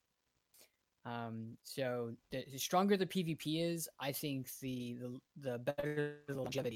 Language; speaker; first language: English; native; English